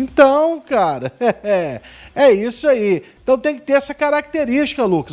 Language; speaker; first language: Portuguese; native; Portuguese